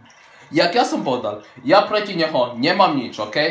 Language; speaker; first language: Slovak; early bilingual, heritage; Slovak